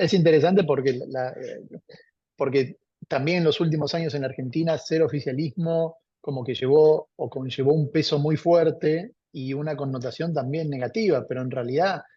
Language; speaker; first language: Spanish; native; Spanish